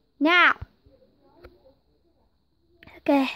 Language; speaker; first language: English; native; English